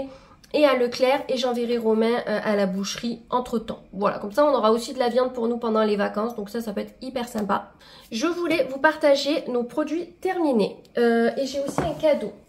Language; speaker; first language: French; native; French